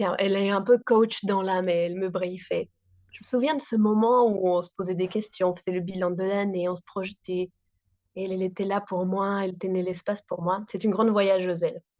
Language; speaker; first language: French; non-native, fluent; Spanish